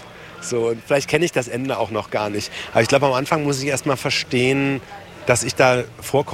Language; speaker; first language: German; native; German